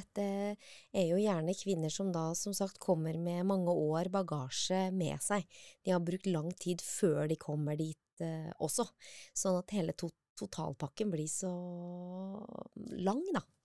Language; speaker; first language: Norwegian; native; Norwegian